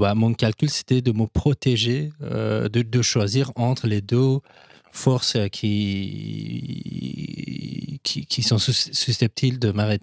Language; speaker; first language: French; non-native, fluent; Persian